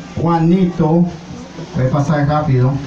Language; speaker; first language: Spanish; non-native, learner; Haitian Creole